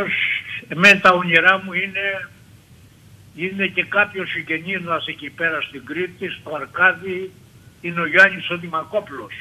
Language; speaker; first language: Greek; early bilingual, heritage; Greek